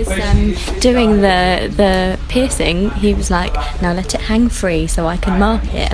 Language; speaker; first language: English; native; English